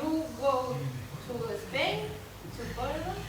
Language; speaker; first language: English; non-native, learner; Spanish